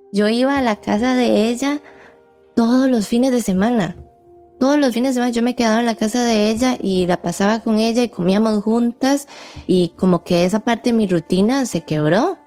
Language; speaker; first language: Spanish; native; Spanish